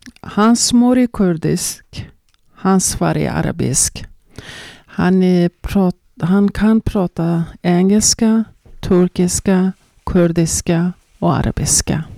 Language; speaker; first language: Swedish; non-native, learner; Arabic